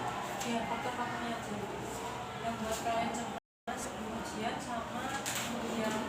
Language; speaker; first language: Indonesian; native; Indonesian